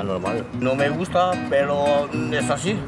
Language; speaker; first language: Spanish; non-native, learner; French